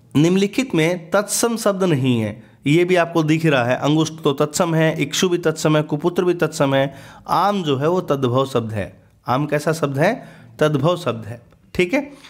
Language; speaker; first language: Hindi; native; Hindi